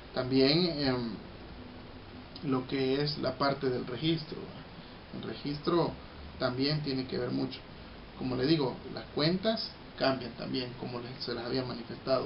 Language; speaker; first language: Spanish; native; Spanish